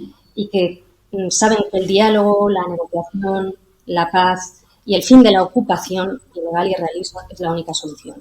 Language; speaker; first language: Spanish; native; Spanish